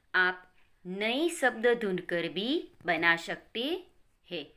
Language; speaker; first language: Hindi; non-native, local second language; Gujarati